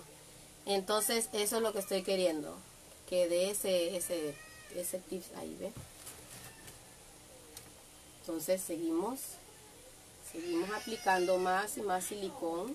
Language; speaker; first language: Spanish; native; Spanish